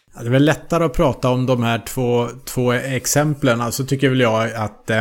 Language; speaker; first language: Swedish; native; Swedish